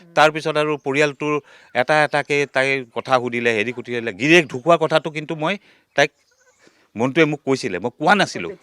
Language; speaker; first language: Assamese; native; Assamese